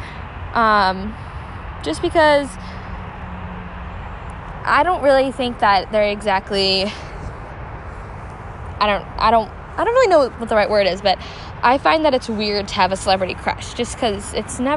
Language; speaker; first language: English; native; English